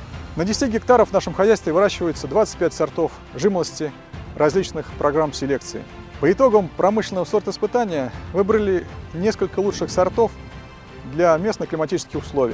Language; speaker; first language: Russian; native; Russian